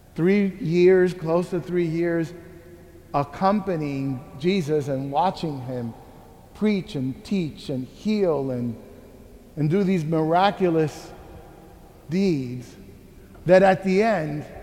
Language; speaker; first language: English; early bilingual, other home language; Spanish